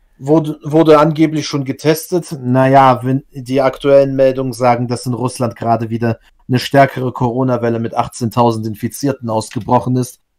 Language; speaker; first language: German; early bilingual, other home language; Russian